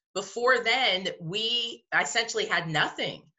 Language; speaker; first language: English; native; English